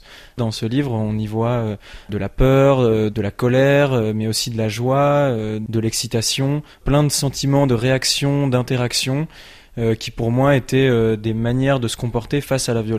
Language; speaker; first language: French; native; French